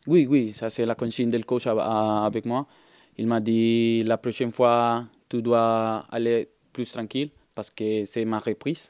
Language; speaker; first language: French; non-native, learner; Spanish